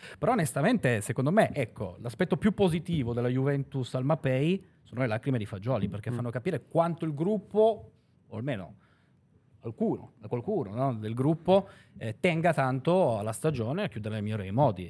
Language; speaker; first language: Italian; native; Italian